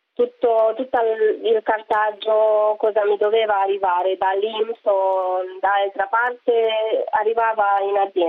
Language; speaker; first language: Italian; non-native, fluent; Romanian